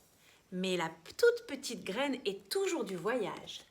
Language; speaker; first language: French; native; French